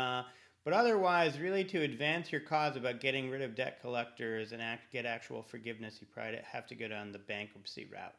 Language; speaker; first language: English; native; English